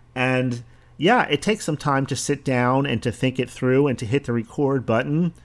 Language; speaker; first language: English; early bilingual, other home language; Italian